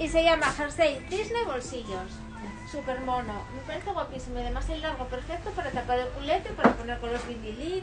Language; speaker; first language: Spanish; native; Spanish